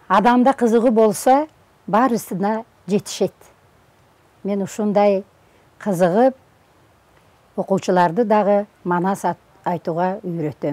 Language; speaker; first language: Kyrgyz; non-native, local second language; Uzbek